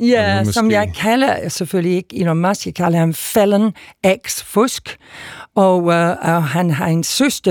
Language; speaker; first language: Danish; non-native, fluent; English